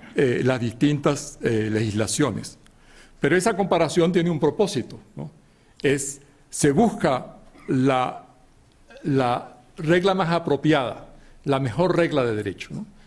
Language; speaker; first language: Spanish; native; Spanish